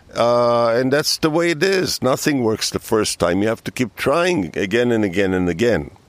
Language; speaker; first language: English; early bilingual, other home language; Hebrew